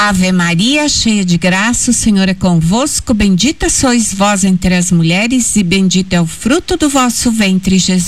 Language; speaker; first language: Portuguese; native; Portuguese